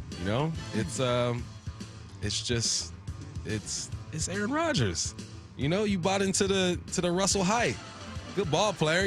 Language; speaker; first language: English; native; English